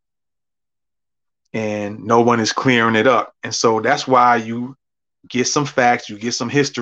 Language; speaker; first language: English; native; English